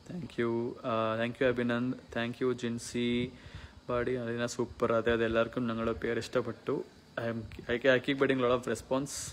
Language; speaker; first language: Malayalam; early bilingual, heritage; Malayalam